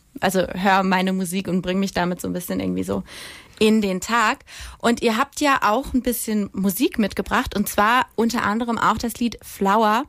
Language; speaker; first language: German; native; German